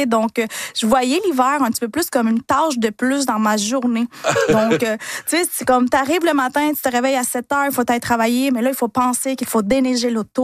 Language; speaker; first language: French; non-native, fluent; Spanish